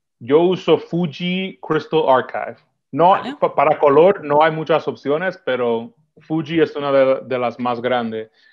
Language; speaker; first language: Spanish; early bilingual, heritage; Spanish